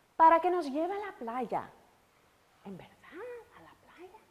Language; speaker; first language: Spanish; early bilingual, heritage; Spanish